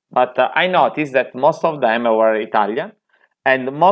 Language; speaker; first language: English; non-native, fluent; Italian